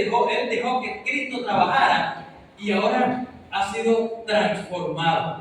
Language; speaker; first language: Spanish; native; Spanish